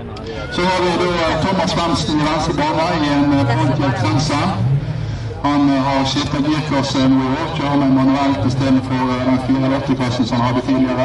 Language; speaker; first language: Norwegian; native; Norwegian